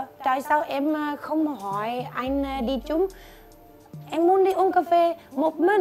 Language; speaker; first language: Vietnamese; non-native, learner; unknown